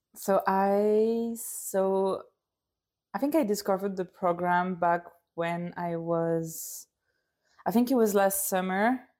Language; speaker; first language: English; non-native, fluent; French